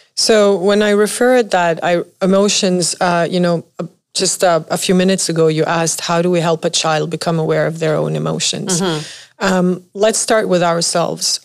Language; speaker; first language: English; non-native, fluent; Arabic